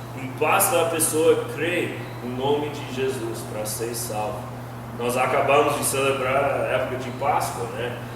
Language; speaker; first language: Portuguese; non-native, fluent; English